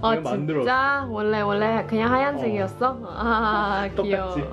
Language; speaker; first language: Korean; non-native, fluent; Indonesian